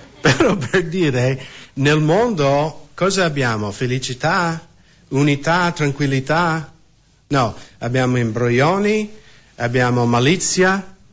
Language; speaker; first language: Italian; non-native, fluent; English